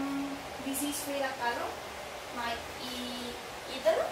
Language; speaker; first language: English; non-native, learner; Spanish